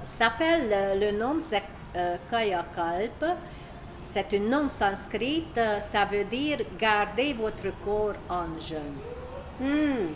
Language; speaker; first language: French; non-native, learner; Hungarian